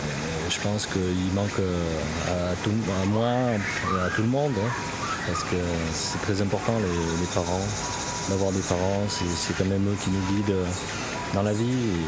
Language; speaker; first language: French; early bilingual, other home language; Korean